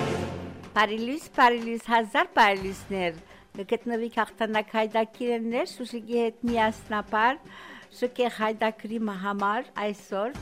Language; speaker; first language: Armenian; early bilingual, heritage; Armenian